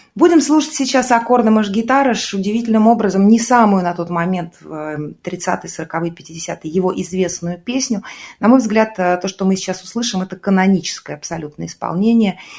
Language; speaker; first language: Russian; native; Russian